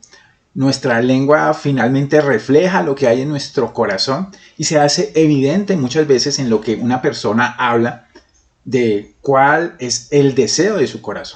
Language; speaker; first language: Spanish; native; Spanish